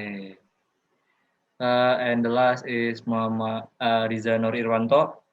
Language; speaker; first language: English; non-native, learner; Indonesian